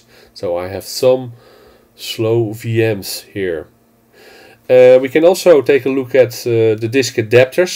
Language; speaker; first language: English; non-native, fluent; Dutch